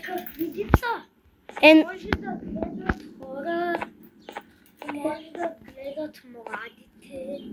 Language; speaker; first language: Bulgarian; non-native, local second language; Turkish